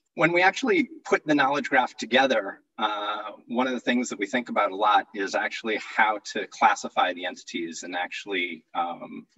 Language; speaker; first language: English; native; English